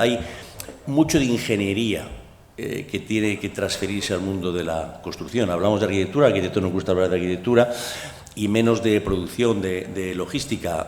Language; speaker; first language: Spanish; native; Spanish